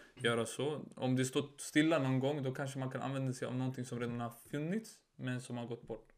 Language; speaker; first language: Swedish; early bilingual, other home language; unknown